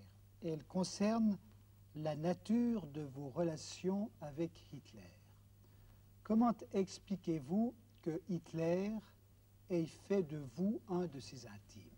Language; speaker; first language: French; native; French